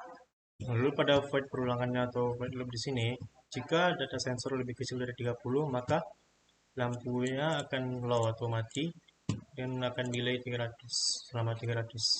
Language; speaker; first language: Indonesian; native; Indonesian